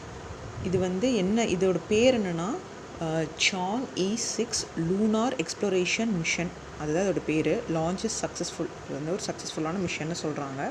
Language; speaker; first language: Tamil; native; Tamil